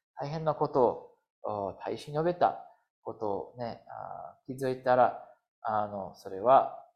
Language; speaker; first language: Japanese; non-native, fluent; English